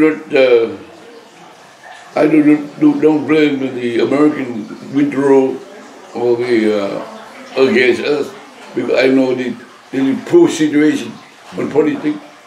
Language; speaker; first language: English; non-native, learner; Vietnamese